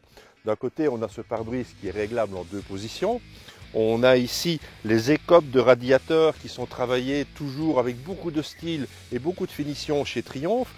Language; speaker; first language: French; native; French